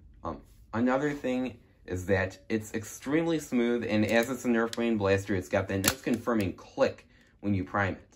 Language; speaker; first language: English; native; English